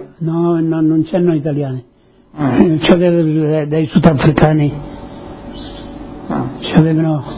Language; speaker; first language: Italian; non-native, local second language; Friulian